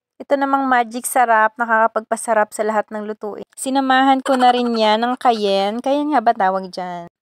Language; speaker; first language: Filipino; non-native, local second language; Bikol